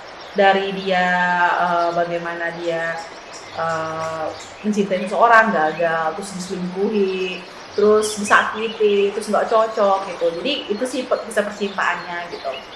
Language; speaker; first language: Indonesian; native; Indonesian